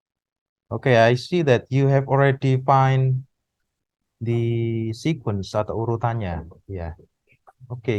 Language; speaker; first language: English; non-native, fluent; Indonesian